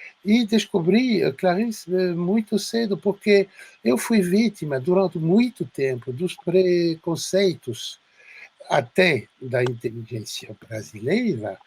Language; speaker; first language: Portuguese; non-native, fluent; French